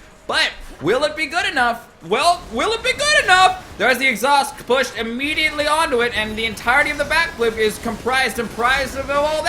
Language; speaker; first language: English; native; English